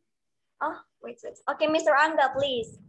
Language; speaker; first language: English; non-native, learner; Indonesian